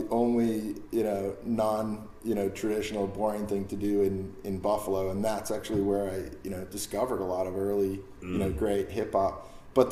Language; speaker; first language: English; native; English